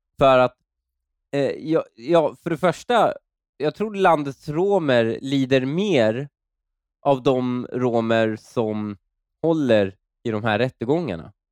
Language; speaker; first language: Swedish; early bilingual, other home language; Persian